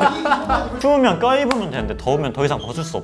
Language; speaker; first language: Korean; native; Korean